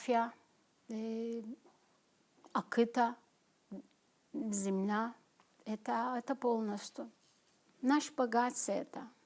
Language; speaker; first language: Russian; non-native, learner; Turkish